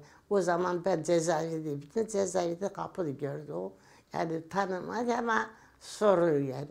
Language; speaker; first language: Turkish; non-native, local second language; Kurdish